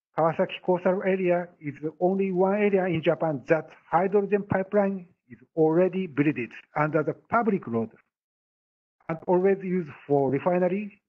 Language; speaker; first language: English; non-native, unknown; Japanese